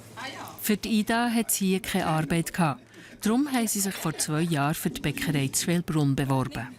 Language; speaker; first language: German; native; German